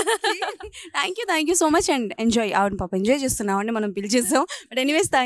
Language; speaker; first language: Telugu; native; Telugu